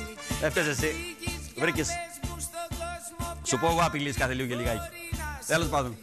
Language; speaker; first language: Greek; native; Greek